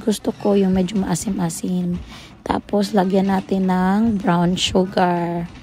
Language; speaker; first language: Filipino; non-native, local second language; Cebuano